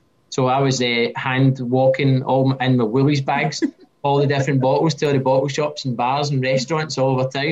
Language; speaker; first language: English; native; English